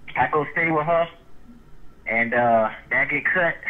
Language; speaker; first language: English; native; English